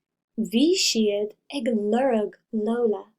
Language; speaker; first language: Irish; non-native, local second language; English